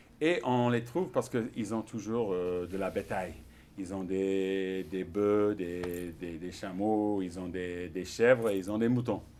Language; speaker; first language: French; non-native, fluent; English